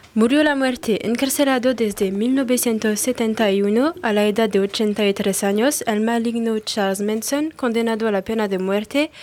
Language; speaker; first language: Spanish; non-native, learner; French